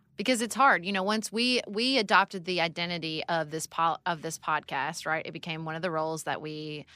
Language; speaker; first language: English; native; English